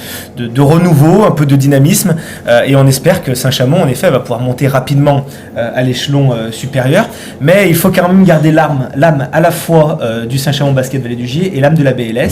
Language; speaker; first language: French; native; French